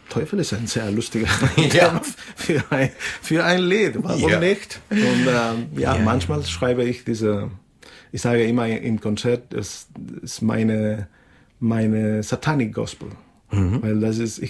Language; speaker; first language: German; non-native, learner; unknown